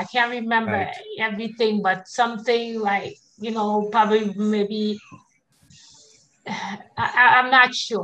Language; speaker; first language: English; native; English